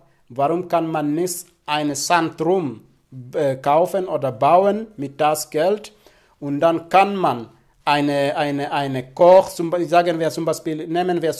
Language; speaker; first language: German; non-native, fluent; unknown